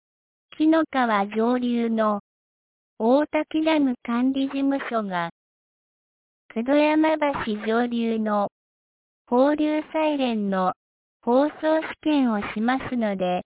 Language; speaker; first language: Japanese; native; Japanese